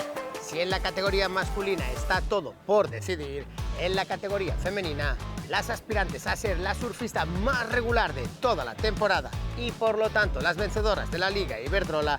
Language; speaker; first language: Spanish; native; Spanish